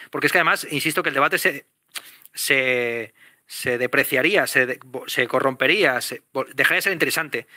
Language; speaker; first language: Spanish; native; Spanish